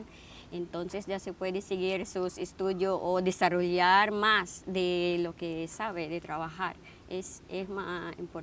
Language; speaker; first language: Spanish; non-native, fluent; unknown